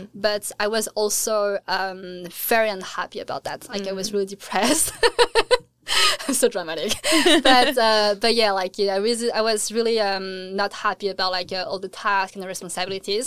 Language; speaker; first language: English; non-native, fluent; French